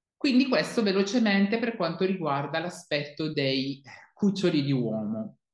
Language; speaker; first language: Italian; native; Italian